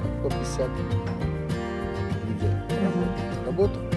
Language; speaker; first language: Russian; non-native, local second language; Armenian